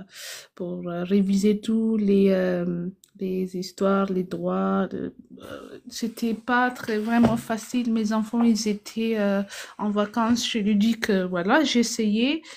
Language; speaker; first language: French; non-native, fluent; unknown